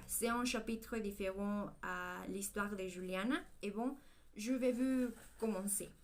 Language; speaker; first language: French; non-native, learner; Spanish